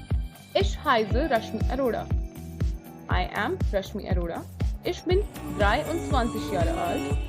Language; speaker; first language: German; non-native, learner; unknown